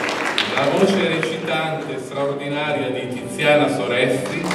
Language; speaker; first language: Italian; native; Italian